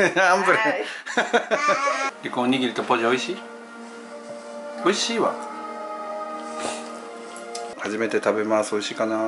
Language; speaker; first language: Japanese; native; Japanese